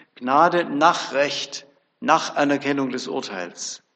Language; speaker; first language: German; native; German